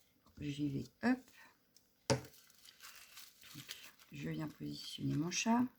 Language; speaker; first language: French; native; French